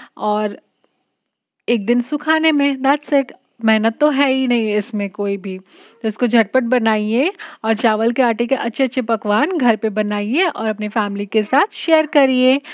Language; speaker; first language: Hindi; non-native, local second language; Bangla